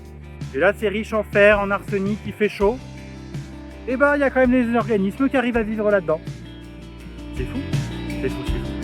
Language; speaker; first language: French; native; French